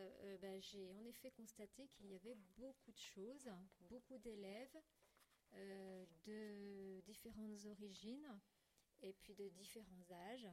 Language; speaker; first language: French; native; French